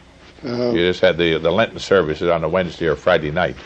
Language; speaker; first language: English; native; English